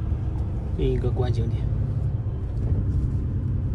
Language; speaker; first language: Chinese; native; Chinese